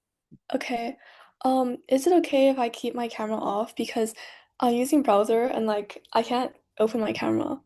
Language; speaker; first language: English; non-native, fluent; Chinese